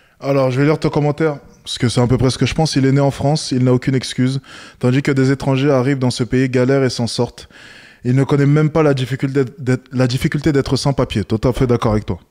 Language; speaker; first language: French; native; French